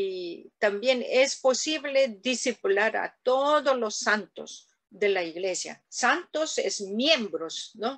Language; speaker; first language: Spanish; non-native, learner; Korean